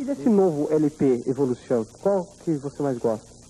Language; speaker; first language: Portuguese; native; Portuguese